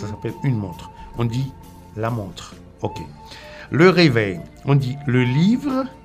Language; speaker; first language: French; non-native, fluent; Spanish